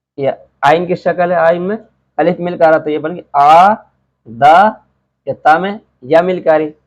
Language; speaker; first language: Hindi; native; Hindi